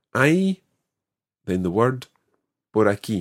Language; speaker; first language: Spanish; non-native, fluent; English